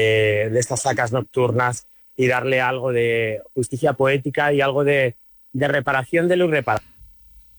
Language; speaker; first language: Spanish; native; Spanish